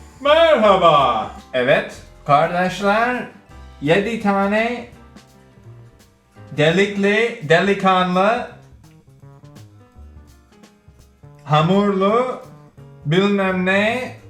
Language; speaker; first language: Turkish; non-native, learner; English